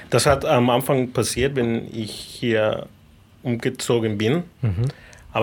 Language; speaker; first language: German; non-native, fluent; Spanish